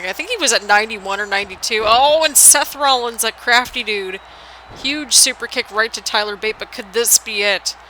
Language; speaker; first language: English; native; English